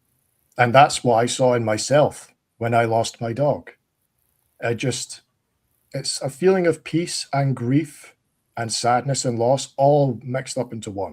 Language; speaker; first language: English; native; English